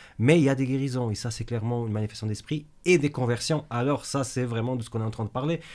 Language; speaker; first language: French; native; French